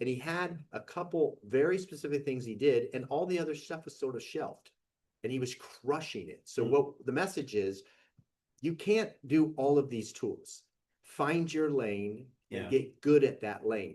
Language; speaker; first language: English; native; English